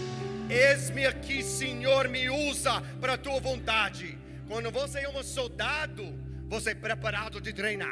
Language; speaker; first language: Portuguese; non-native, learner; English